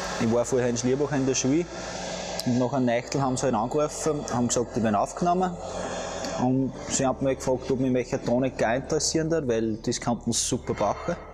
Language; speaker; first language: German; native; German